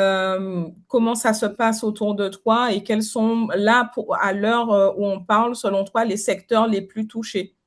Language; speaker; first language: French; native; French